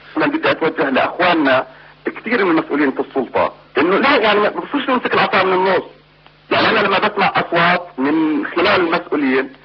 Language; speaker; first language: Arabic; native; Arabic